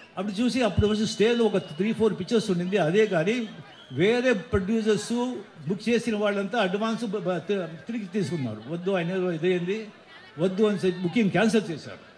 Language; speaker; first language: Telugu; non-native, fluent; Marathi